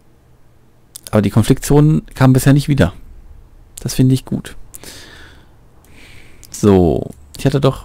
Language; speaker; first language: German; native; German